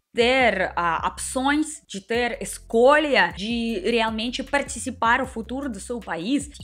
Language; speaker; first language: Portuguese; non-native, fluent; Russian